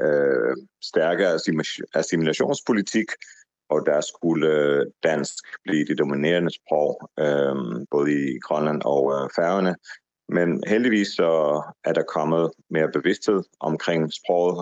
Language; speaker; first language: Danish; non-native, fluent; Hebrew